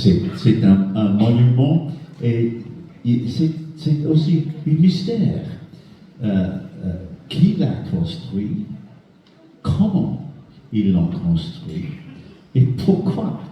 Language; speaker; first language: French; non-native, fluent; English